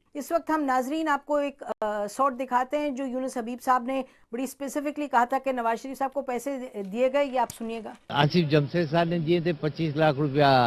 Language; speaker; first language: Urdu; native; Urdu